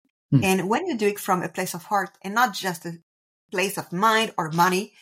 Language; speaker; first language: English; non-native, fluent; French